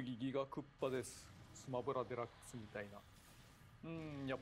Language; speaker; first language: Japanese; native; Japanese